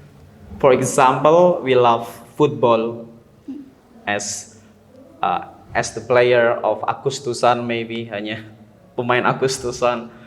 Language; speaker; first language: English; non-native, learner; Indonesian